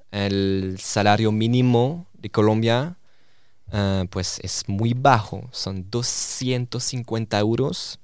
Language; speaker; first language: Spanish; early bilingual, heritage; Spanish